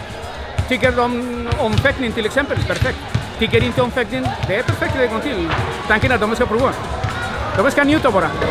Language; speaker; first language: Swedish; non-native, fluent; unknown